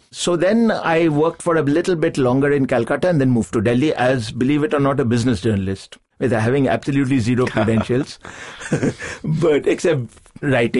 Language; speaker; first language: English; non-native, local second language; Bangla